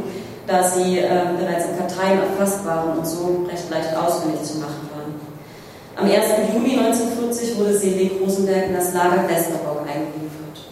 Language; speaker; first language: German; native; German